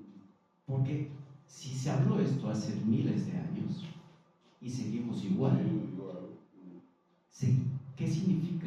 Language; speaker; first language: Spanish; native; Spanish